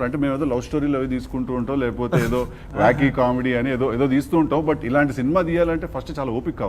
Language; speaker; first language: Telugu; native; Telugu